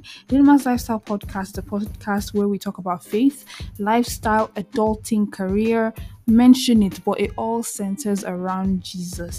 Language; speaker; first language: English; non-native, local second language; Igbo